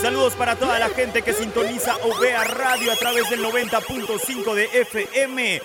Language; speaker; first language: Spanish; native; Spanish